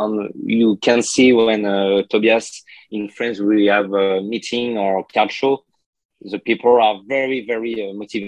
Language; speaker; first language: English; non-native, learner; French